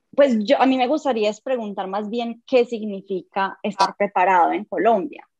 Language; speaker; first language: Spanish; native; Spanish